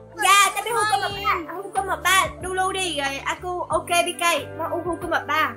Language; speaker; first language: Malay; non-native, learner; Vietnamese